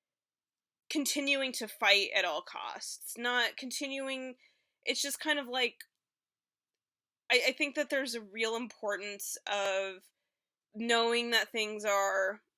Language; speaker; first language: English; native; English